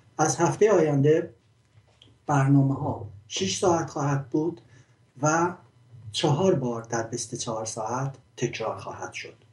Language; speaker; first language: Persian; non-native, local second language; Azerbaijani